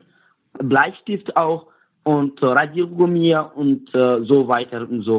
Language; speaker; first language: German; non-native, learner; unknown